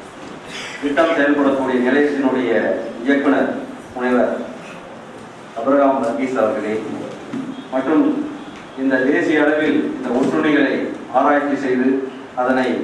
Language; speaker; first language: Tamil; native; Tamil